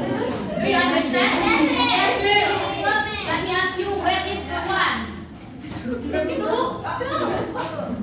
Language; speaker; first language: English; non-native, fluent; Indonesian